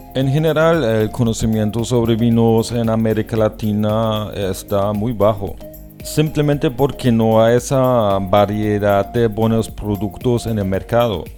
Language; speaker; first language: Spanish; non-native, fluent; German